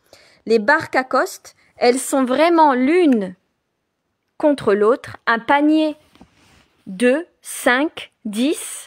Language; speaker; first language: French; native; French